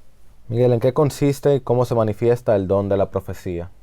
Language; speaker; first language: Spanish; native; Spanish